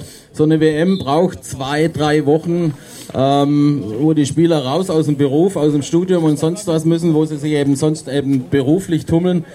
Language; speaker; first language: German; native; German